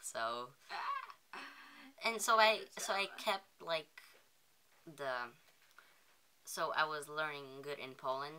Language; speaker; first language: English; early bilingual, other home language; Polish